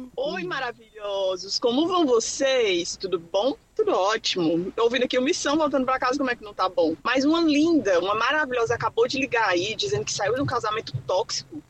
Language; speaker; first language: Portuguese; native; Portuguese